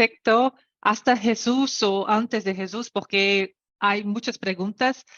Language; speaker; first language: Spanish; non-native, learner; Portuguese